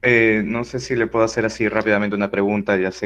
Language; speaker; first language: Spanish; native; Spanish